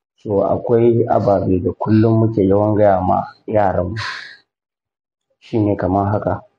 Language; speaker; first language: Hausa; non-native, local second language; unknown